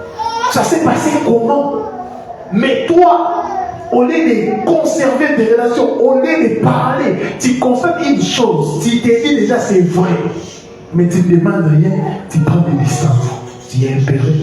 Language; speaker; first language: French; non-native, local second language; Lingala